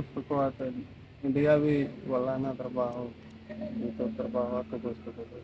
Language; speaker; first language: Filipino; non-native, learner; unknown